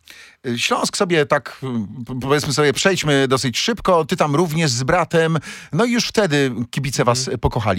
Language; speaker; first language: Polish; native; Polish